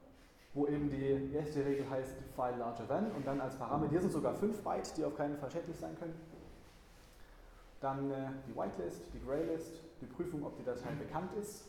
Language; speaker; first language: German; native; German